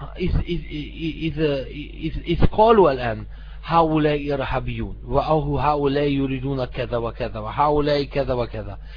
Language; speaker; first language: Arabic; non-native, fluent; German